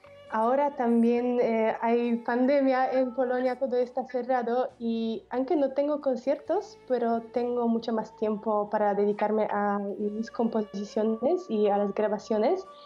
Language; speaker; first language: Spanish; non-native, fluent; Polish